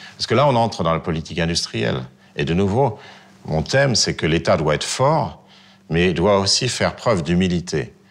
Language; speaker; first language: French; native; French